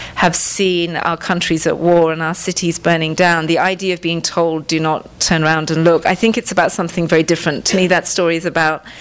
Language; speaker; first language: English; non-native, local second language; Tamil